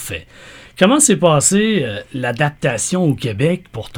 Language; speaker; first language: French; native; French